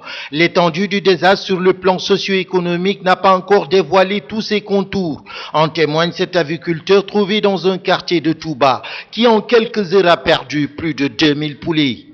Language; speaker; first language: French; non-native, local second language; Wolof